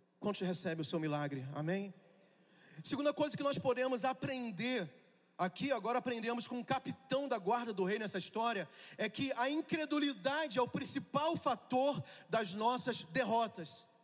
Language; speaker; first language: Portuguese; native; Portuguese